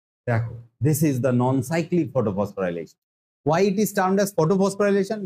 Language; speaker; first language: English; non-native, local second language; Bangla